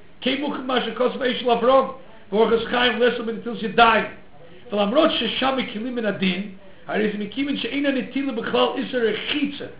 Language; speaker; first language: Hebrew; non-native, fluent; English